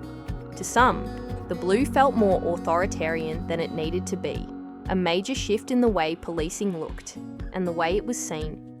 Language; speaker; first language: English; native; English